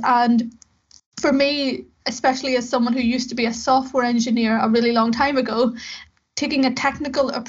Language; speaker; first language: English; native; English